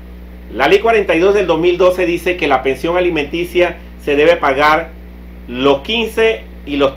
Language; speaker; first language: Spanish; native; Spanish